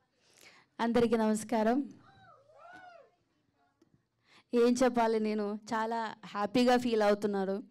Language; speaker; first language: Telugu; non-native, fluent; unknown